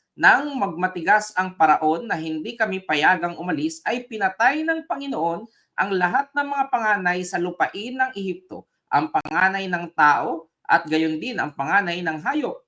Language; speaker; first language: Filipino; native; Filipino